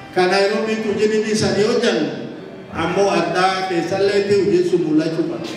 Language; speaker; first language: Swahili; non-native, local second language; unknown